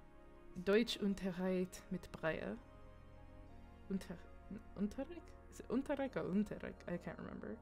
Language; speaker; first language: German; non-native, learner; English